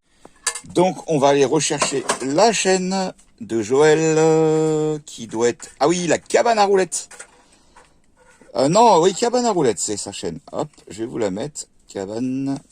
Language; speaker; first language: French; native; French